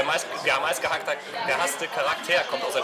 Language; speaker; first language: German; native; German